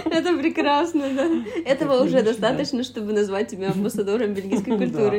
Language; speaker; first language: Russian; native; Russian